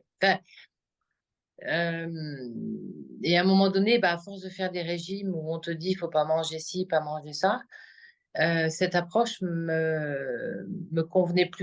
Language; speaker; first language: French; native; French